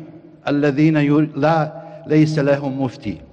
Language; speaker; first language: Arabic; non-native, fluent; Bosnian